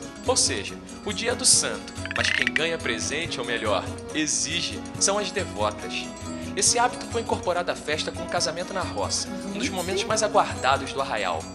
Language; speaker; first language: Portuguese; native; Portuguese